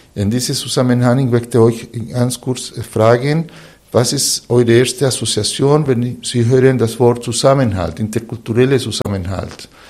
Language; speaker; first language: German; non-native, fluent; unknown